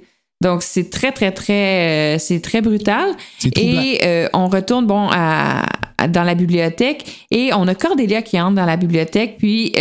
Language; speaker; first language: French; native; French